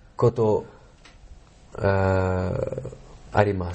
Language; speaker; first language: Japanese; non-native, learner; Arabic